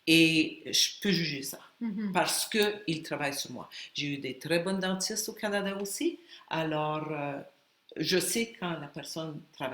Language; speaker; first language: French; non-native, fluent; Spanish